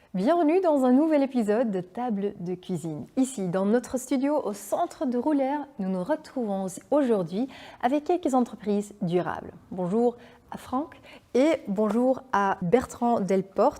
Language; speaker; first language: French; non-native, local second language; Dutch